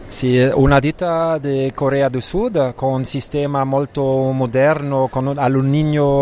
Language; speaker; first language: Italian; non-native, learner; German